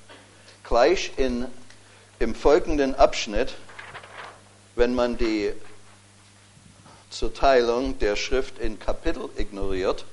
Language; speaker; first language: German; native; German